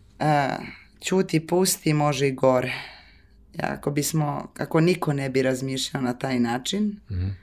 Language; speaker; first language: Serbian; native; Serbian